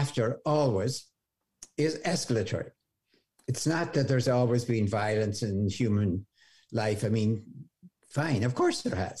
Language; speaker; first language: English; native; English